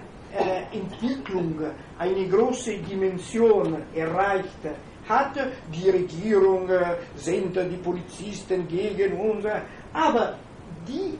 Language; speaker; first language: German; non-native, fluent; Italian